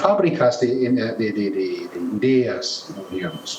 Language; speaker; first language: Spanish; non-native, fluent; German